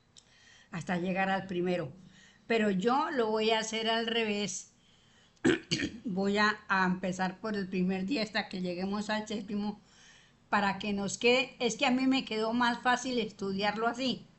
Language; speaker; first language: Spanish; native; Spanish